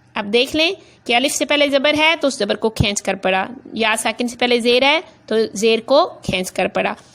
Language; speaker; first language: Urdu; non-native, local second language; Punjabi